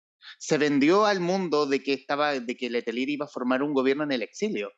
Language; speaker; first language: Spanish; native; Spanish